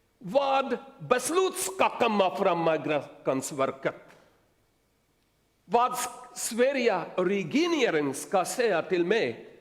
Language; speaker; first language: Swedish; non-native, learner; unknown